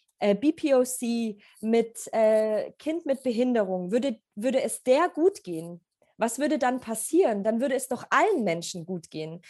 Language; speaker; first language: German; early bilingual, other home language; Polish